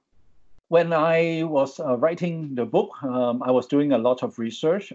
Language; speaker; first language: English; non-native, local second language; Cantonese